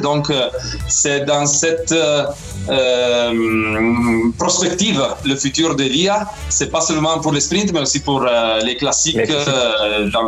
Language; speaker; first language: French; non-native, fluent; Italian